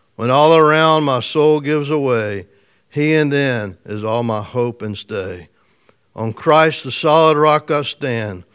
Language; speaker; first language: English; native; English